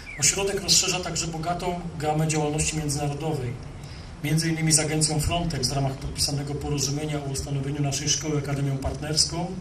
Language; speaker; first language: Polish; native; Polish